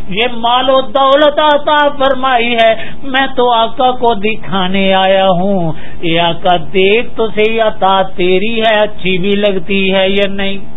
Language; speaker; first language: Urdu; non-native, local second language; Dogri